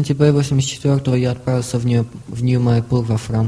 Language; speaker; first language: Russian; native; Russian